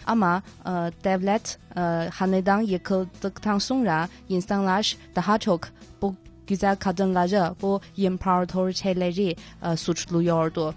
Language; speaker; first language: Turkish; non-native, learner; Chinese